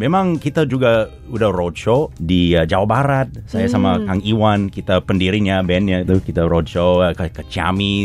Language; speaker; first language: Indonesian; non-native, fluent; English